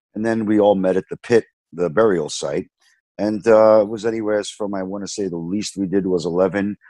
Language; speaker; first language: English; native; English